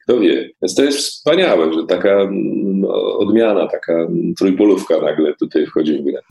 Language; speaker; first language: Polish; native; Polish